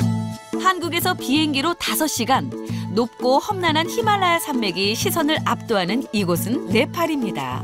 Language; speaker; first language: Korean; native; Korean